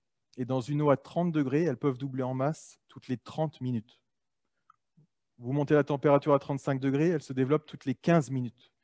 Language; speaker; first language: French; native; French